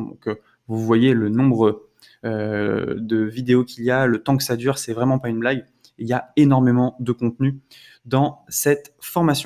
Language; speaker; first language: French; native; French